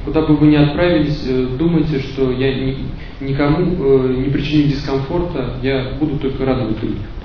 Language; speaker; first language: Russian; native; Russian